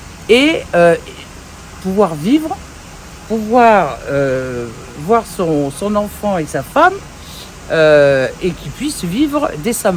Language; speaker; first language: French; native; French